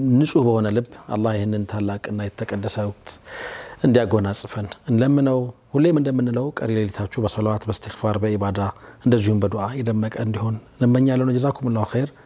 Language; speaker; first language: Amharic; native; Amharic